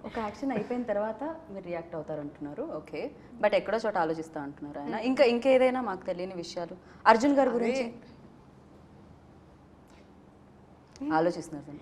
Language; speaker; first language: Telugu; native; Telugu